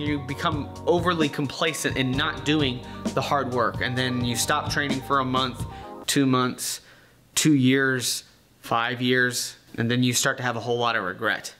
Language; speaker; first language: English; native; English